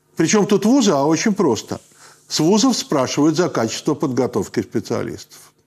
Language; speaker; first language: Russian; native; Russian